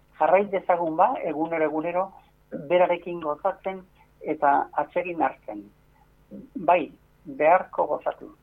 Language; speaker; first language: Basque; native; Basque